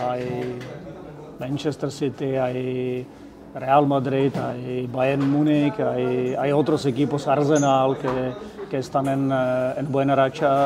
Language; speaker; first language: Spanish; non-native, fluent; Czech